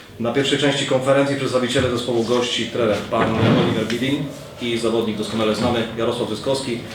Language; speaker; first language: Polish; native; Polish